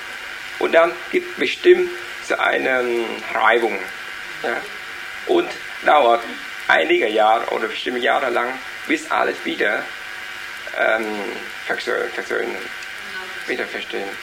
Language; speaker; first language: German; non-native, learner; Vietnamese